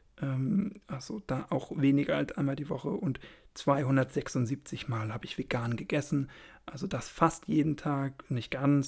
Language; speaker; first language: German; native; German